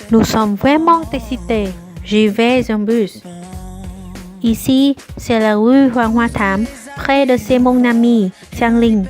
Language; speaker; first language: French; non-native, learner; Vietnamese